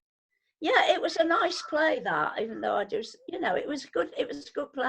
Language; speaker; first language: English; native; English